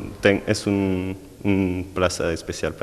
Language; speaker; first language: Spanish; non-native, learner; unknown